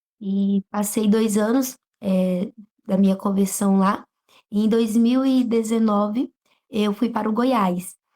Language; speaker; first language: Portuguese; native; Portuguese